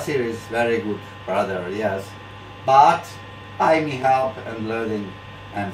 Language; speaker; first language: English; non-native, learner; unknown